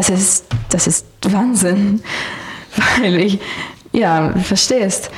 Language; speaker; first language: German; non-native, learner; French